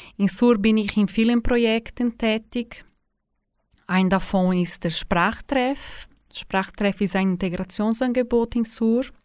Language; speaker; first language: German; non-native, fluent; Portuguese